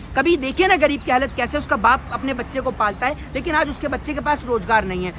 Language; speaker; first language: Hindi; native; Hindi